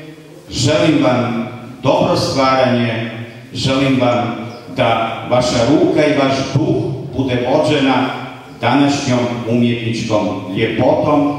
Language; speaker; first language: Croatian; native; Croatian